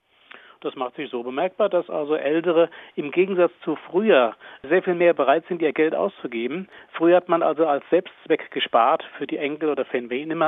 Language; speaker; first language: German; native; German